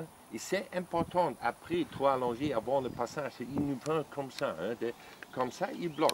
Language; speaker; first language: French; non-native, learner; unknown